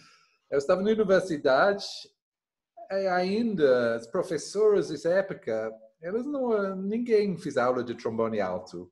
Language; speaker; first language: Portuguese; non-native, learner; English